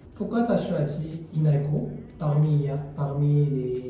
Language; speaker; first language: French; non-native, learner; Korean